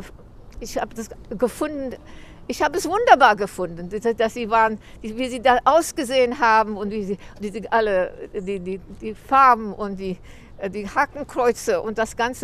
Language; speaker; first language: German; early bilingual, heritage; German